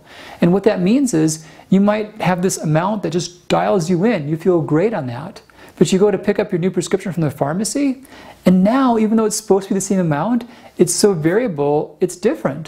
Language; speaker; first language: English; native; English